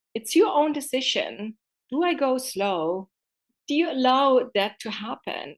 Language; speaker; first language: English; non-native, fluent; German